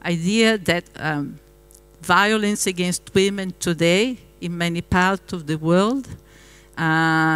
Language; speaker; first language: English; non-native, fluent; Italian